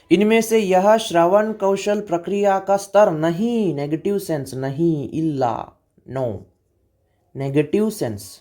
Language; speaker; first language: Hindi; non-native, local second language; Kannada